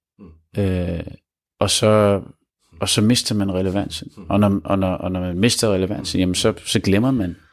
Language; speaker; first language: Danish; early bilingual, other home language; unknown